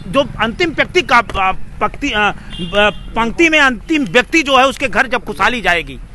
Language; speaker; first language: Hindi; native; Hindi